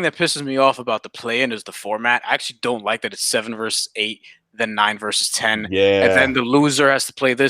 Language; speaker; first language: English; native; English